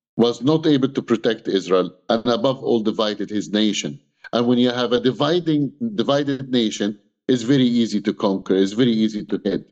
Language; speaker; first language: English; non-native, fluent; Arabic